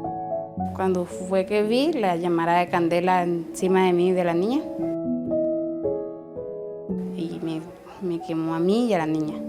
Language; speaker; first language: Spanish; native; Spanish